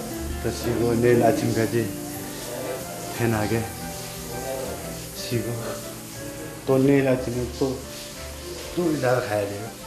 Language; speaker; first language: Korean; non-native, learner; Nepali